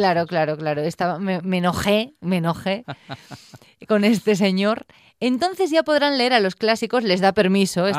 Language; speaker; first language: Spanish; native; Spanish